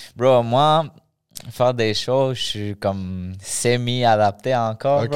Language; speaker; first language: French; early bilingual, other home language; Spanish